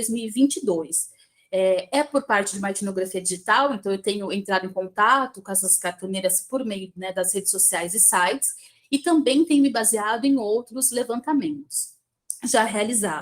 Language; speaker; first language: Portuguese; native; Portuguese